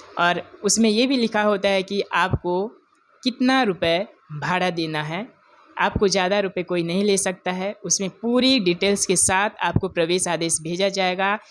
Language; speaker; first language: Hindi; non-native, local second language; Odia